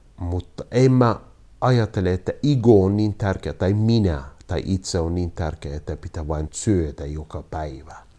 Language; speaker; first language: Finnish; non-native, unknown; Kurdish